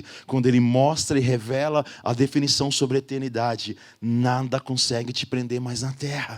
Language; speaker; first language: Portuguese; native; Portuguese